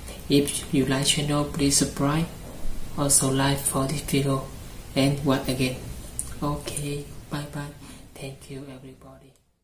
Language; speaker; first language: English; non-native, learner; Vietnamese